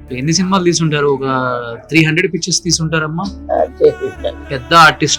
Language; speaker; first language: Telugu; native; Telugu